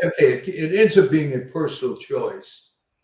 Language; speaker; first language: English; native; English